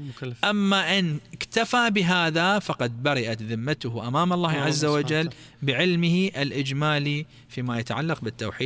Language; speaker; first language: Arabic; native; Arabic